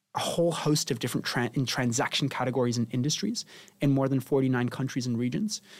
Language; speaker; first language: English; non-native, fluent; Spanish